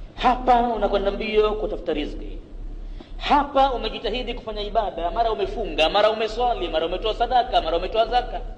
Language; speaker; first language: Swahili; native; Swahili